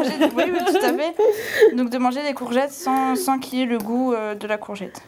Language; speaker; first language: French; native; French